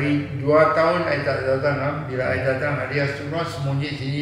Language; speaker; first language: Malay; non-native, local second language; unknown